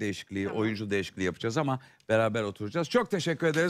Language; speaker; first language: Turkish; native; Turkish